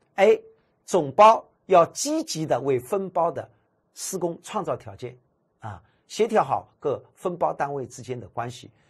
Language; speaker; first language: Chinese; native; Chinese